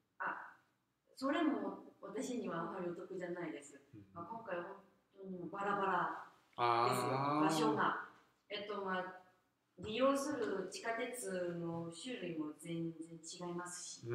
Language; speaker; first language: Japanese; non-native, fluent; Korean